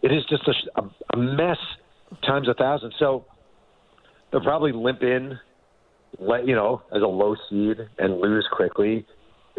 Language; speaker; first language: English; native; English